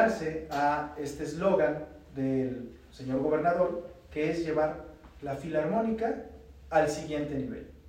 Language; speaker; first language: Spanish; native; Spanish